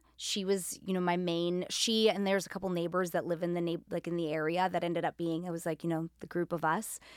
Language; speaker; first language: English; non-native, fluent; Greek